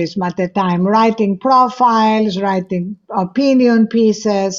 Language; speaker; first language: English; non-native, fluent; Greek